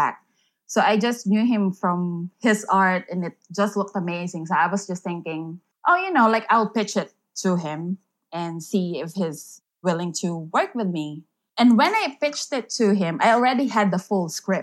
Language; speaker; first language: English; non-native, local second language; Filipino